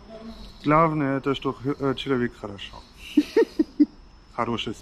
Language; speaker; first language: Russian; non-native, fluent; German